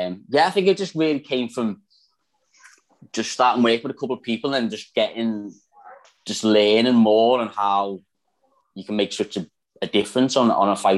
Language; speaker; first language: English; native; English